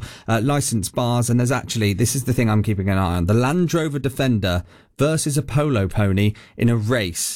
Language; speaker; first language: English; native; English